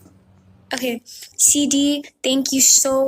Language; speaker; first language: English; early bilingual, heritage; Amharic